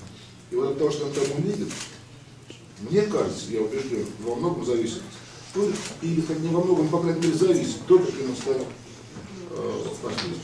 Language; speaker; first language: Russian; native; Russian